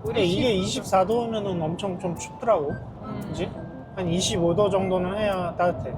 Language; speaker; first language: Korean; native; Korean